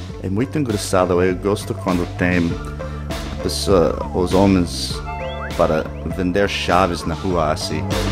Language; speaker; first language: Portuguese; non-native, learner; English